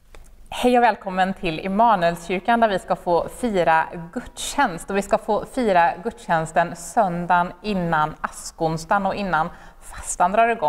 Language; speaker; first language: Swedish; native; Swedish